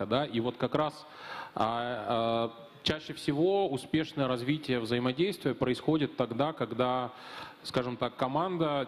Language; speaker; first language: Russian; native; Russian